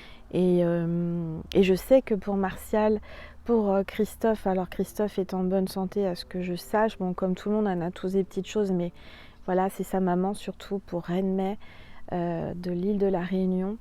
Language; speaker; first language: French; native; French